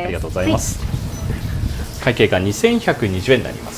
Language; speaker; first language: Japanese; native; Japanese